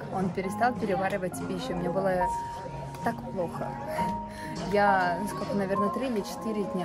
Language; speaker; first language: Russian; native; Russian